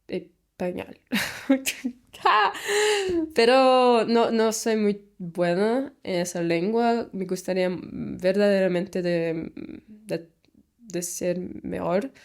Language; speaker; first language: Spanish; non-native, learner; Portuguese